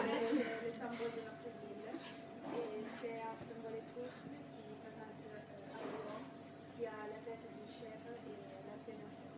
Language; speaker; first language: French; non-native, learner; Italian